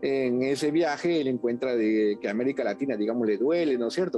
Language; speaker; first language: Spanish; native; Spanish